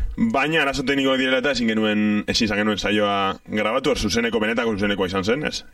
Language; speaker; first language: Basque; native; Basque